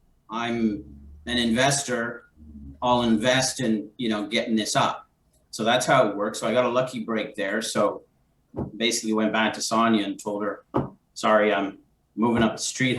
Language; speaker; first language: English; native; English